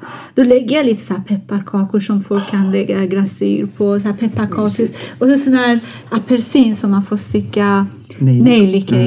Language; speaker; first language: Swedish; non-native, fluent; Persian